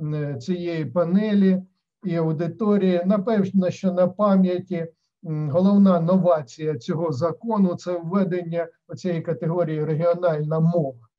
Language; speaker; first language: Ukrainian; native; Ukrainian